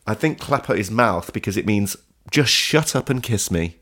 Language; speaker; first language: English; native; English